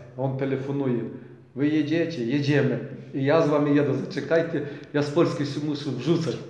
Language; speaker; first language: Polish; non-native, learner; Ukrainian